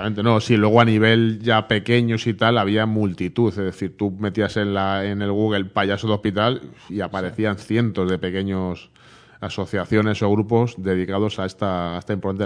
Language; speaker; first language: Spanish; native; Spanish